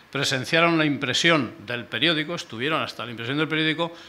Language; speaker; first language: Spanish; native; Spanish